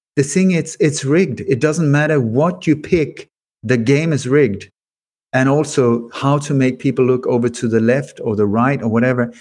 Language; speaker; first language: English; early bilingual, other home language; Swedish